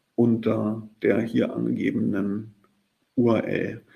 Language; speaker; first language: German; native; German